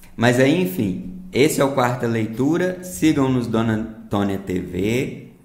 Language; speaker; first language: Portuguese; non-native, fluent; Korean